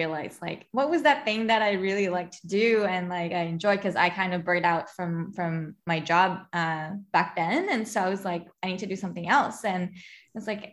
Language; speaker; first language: English; non-native, local second language; Filipino